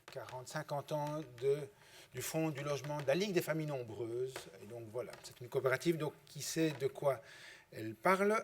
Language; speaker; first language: French; native; French